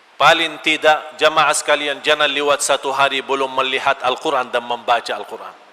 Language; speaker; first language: Malay; non-native, fluent; Arabic